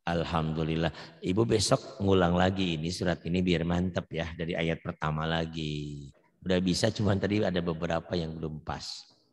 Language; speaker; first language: Indonesian; non-native, local second language; Sundanese